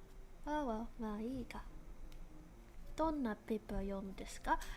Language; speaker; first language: Japanese; non-native, learner; English